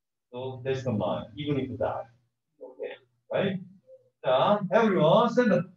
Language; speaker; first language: English; non-native, learner; Korean